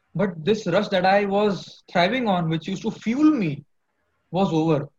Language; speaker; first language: English; non-native, local second language; Hindi